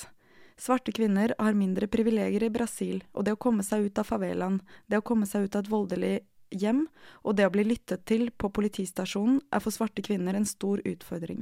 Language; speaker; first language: Norwegian; native; Norwegian